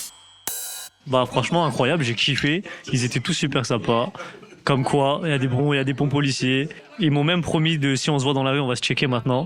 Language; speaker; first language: French; native; French